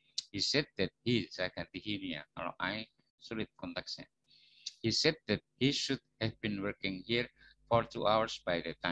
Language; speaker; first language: English; non-native, fluent; Javanese